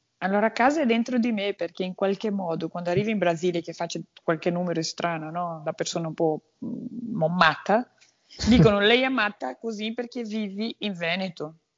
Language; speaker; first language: Italian; non-native, fluent; Portuguese